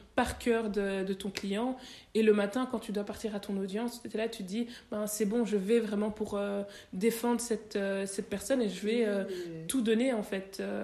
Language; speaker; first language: French; native; French